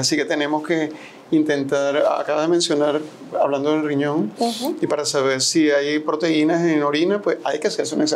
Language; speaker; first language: Spanish; native; Spanish